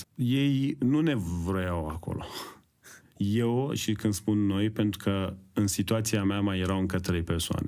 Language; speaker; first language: Romanian; early bilingual, other home language; Persian